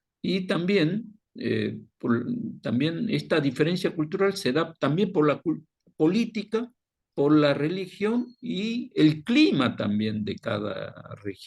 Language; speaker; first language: Spanish; non-native, fluent; Korean